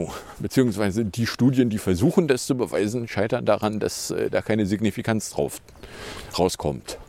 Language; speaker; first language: German; native; German